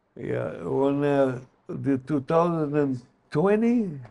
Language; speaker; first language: English; non-native, fluent; Portuguese